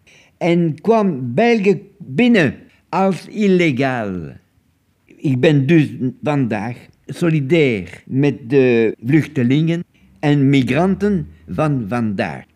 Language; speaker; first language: Dutch; non-native, local second language; French